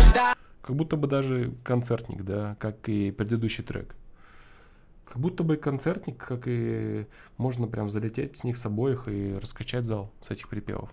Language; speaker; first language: Russian; native; Russian